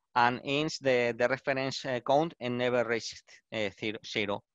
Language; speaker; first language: English; non-native, learner; Spanish